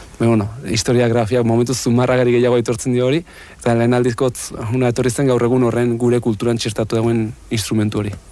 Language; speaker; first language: Basque; native; Basque